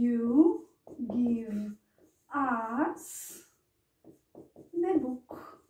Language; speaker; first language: English; non-native, fluent; Spanish